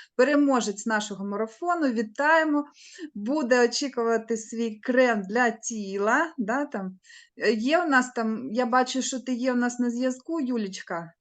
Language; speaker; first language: Ukrainian; non-native, local second language; Russian